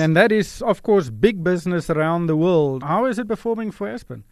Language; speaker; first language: English; non-native, local second language; Afrikaans